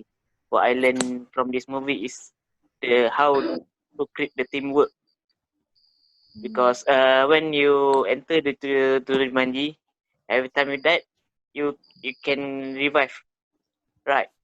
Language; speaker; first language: English; non-native, local second language; Malay